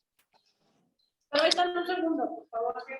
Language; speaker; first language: Spanish; native; Spanish